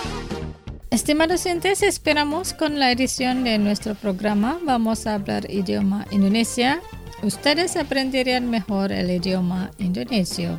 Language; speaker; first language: Spanish; non-native, fluent; Indonesian